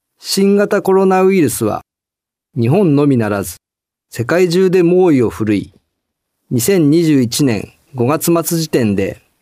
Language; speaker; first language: Japanese; native; Japanese